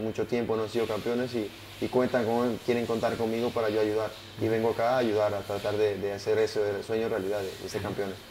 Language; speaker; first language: Spanish; native; Spanish